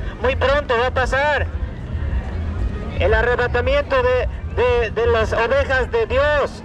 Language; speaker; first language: Spanish; early bilingual, heritage; Spanish